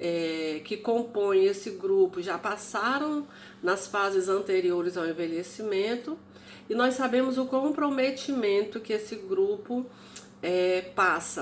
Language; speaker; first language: Portuguese; native; Portuguese